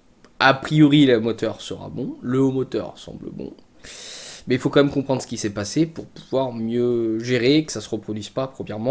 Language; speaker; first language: French; native; French